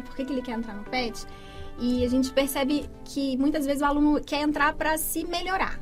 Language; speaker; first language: Portuguese; native; Portuguese